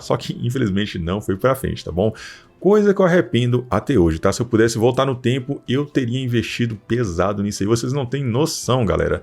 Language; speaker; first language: Portuguese; native; Portuguese